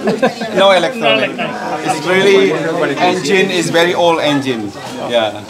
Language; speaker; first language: English; non-native, learner; Balinese